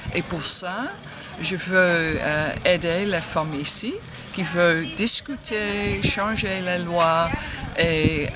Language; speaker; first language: French; non-native, learner; Dutch